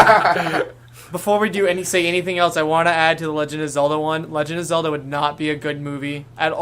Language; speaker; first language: English; native; English